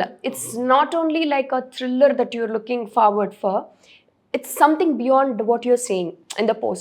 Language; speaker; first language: Tamil; non-native, learner; Telugu